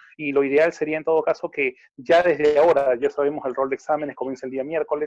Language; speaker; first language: Spanish; native; Spanish